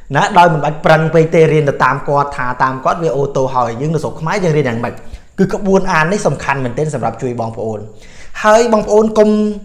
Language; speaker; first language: Khmer; native; Khmer